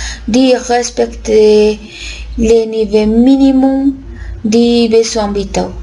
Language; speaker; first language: French; non-native, learner; Spanish